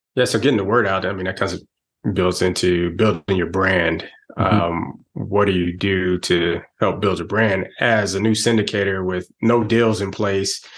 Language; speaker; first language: English; native; English